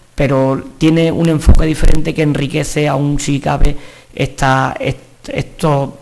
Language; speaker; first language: Spanish; native; Spanish